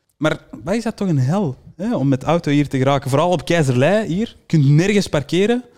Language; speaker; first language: Dutch; native; Dutch